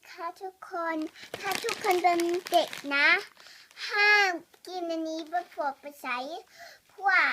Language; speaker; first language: Thai; early bilingual, heritage; English